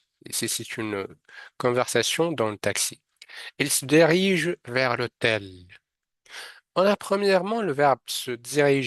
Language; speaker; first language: French; non-native, fluent; Arabic